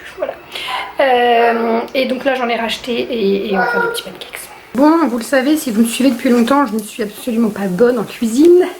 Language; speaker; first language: French; native; French